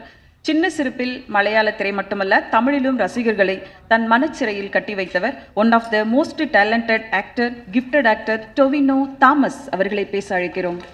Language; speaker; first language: Tamil; native; Tamil